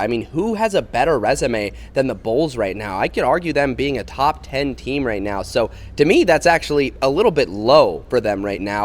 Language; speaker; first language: English; native; English